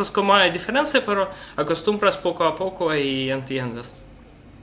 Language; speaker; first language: Spanish; non-native, learner; Russian